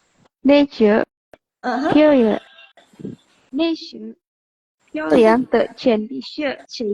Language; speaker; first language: Chinese; non-native, learner; Indonesian